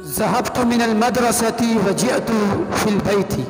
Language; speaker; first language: Arabic; non-native, learner; Urdu